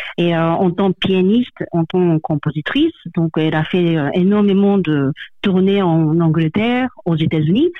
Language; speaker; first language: French; non-native, fluent; Japanese